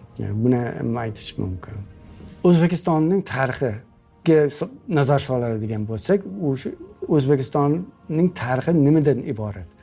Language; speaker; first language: Uzbek; non-native, fluent; English